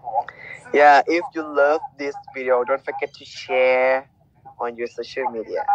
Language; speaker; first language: English; non-native, learner; Thai